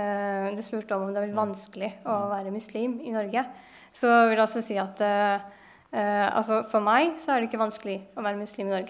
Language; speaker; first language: Norwegian; early bilingual, other home language; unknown